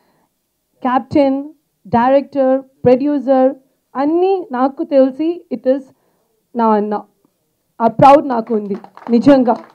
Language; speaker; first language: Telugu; non-native, learner; Malayalam